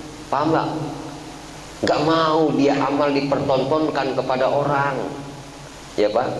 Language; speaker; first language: Indonesian; native; Indonesian